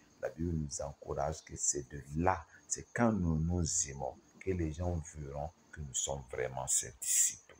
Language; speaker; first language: French; non-native, local second language; Mossi